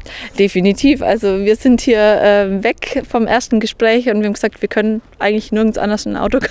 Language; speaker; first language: German; native; German